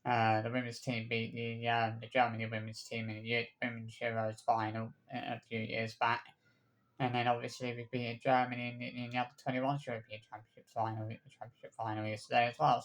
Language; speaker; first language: English; native; English